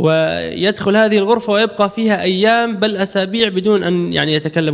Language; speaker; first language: Arabic; native; Arabic